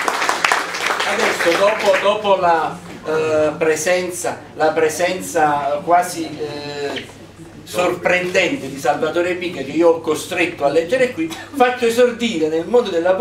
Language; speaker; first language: Italian; native; Italian